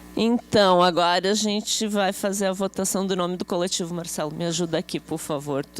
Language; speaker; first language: Portuguese; native; Portuguese